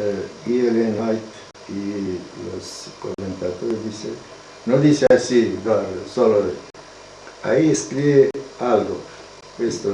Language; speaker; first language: Spanish; non-native, learner; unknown